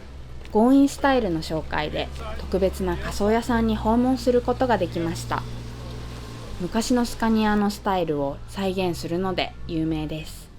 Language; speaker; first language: Japanese; native; Japanese